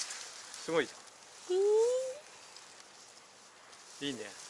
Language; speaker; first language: Japanese; native; Japanese